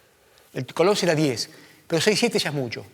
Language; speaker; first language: Spanish; native; Spanish